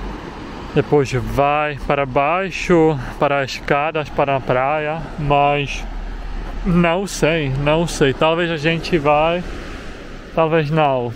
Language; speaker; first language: Portuguese; non-native, fluent; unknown